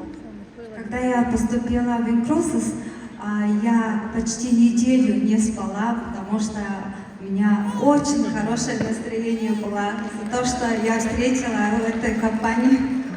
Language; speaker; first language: Russian; non-native, learner; Mongolian